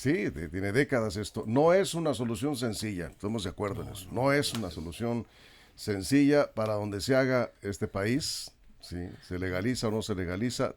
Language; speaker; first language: Spanish; native; Spanish